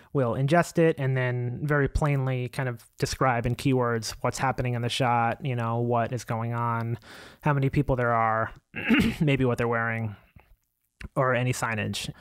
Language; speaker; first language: English; native; English